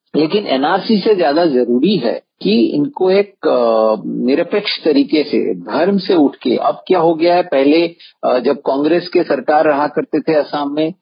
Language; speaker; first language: Hindi; non-native, local second language; Assamese